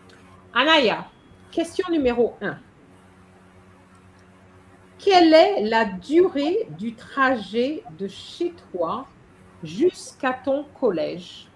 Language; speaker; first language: French; non-native, fluent; English